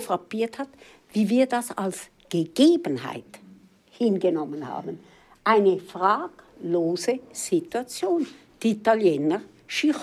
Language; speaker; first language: German; native; German